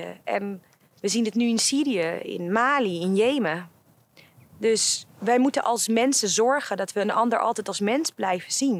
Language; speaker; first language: Dutch; early bilingual, other home language; Bosnian